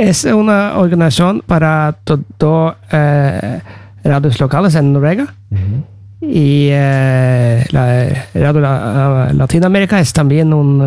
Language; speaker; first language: Spanish; non-native, learner; Norwegian